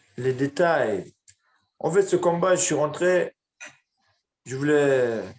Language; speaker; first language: French; early bilingual, other home language; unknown